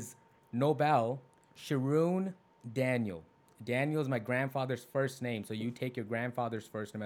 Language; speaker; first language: English; non-native, local second language; Punjabi